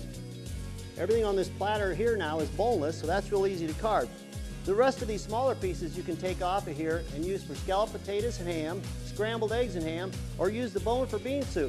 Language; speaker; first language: English; native; English